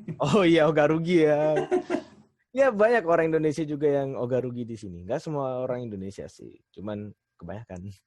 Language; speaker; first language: Indonesian; native; Indonesian